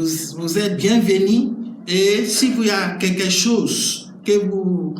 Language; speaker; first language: French; non-native, learner; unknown